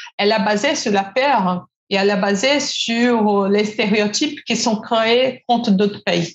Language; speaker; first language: French; non-native, fluent; Portuguese